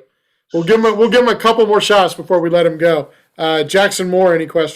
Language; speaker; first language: English; native; English